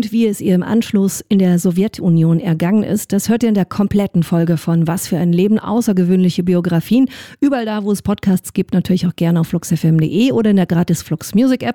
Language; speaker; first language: German; native; German